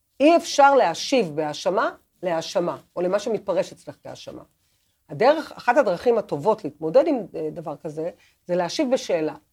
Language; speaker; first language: Hebrew; native; Hebrew